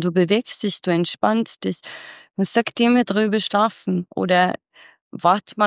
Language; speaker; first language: German; non-native, fluent; Swedish